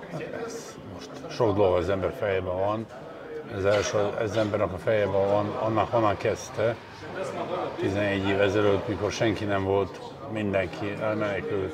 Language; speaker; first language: Hungarian; non-native, fluent; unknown